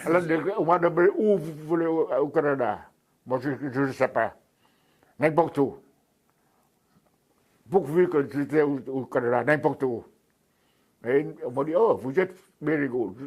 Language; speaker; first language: French; non-native, fluent; Vietnamese